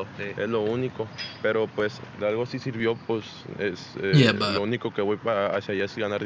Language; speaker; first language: Spanish; native; Spanish